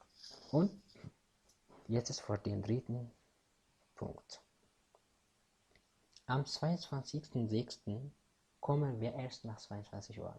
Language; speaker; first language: German; non-native, fluent; Tigrinya